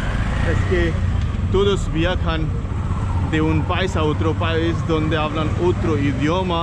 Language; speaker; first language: Spanish; non-native, learner; Hindi